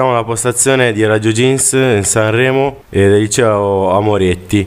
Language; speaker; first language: Italian; native; Italian